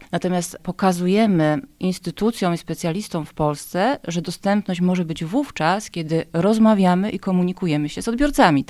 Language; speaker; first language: Polish; native; Polish